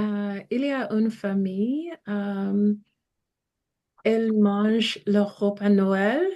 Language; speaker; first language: French; non-native, learner; Spanish